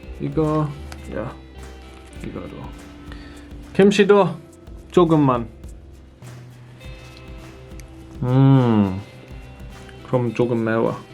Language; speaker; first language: Korean; non-native, learner; German